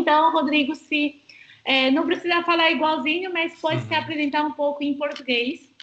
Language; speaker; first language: Portuguese; non-native, fluent; Chinese